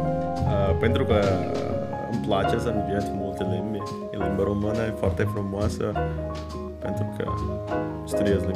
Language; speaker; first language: Romanian; non-native, learner; Indonesian